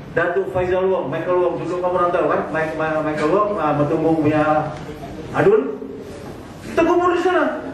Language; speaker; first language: Malay; native; Malay